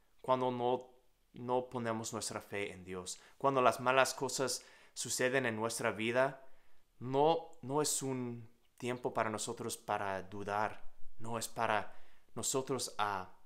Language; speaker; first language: Spanish; non-native, learner; English